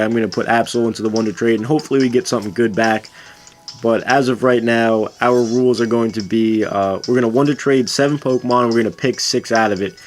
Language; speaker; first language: English; native; English